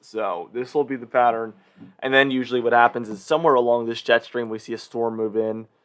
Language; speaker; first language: English; native; English